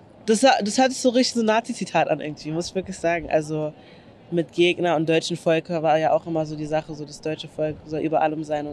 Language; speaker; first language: German; native; German